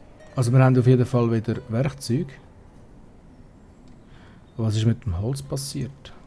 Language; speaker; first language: German; native; German